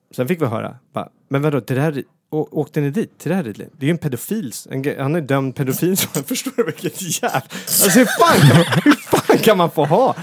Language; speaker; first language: Swedish; native; Swedish